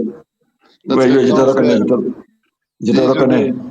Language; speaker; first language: French; non-native, fluent; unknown